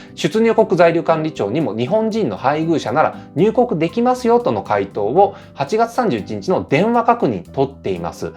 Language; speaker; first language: Japanese; native; Japanese